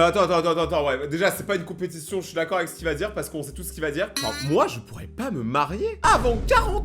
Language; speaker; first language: French; native; French